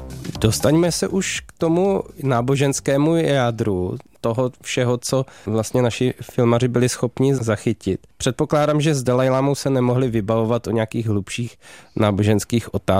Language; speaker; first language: Czech; native; Czech